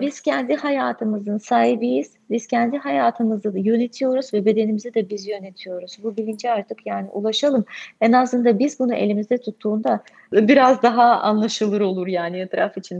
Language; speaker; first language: Turkish; non-native, fluent; Russian